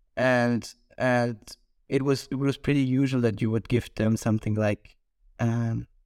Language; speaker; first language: English; non-native, fluent; German